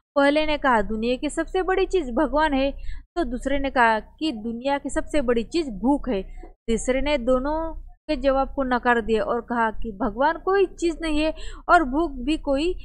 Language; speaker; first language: Hindi; non-native, local second language; Marathi